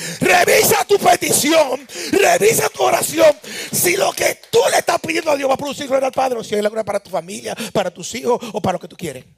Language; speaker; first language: Spanish; native; Spanish